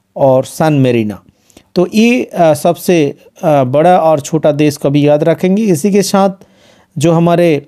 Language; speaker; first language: Hindi; non-native, local second language; Bangla